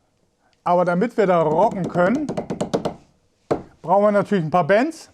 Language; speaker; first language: German; native; German